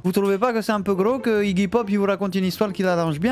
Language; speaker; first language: French; native; French